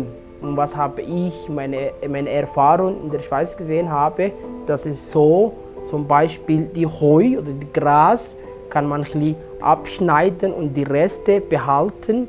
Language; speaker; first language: German; non-native, fluent; Somali